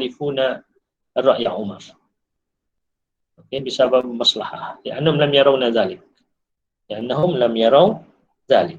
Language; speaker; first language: Arabic; non-native, fluent; Malay